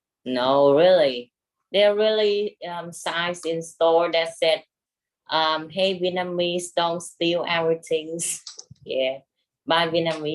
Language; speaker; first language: English; non-native, learner; Vietnamese